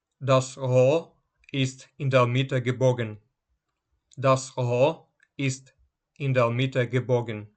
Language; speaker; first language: German; non-native, fluent; Ukrainian